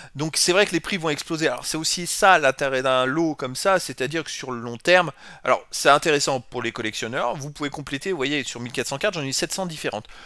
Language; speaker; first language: French; native; French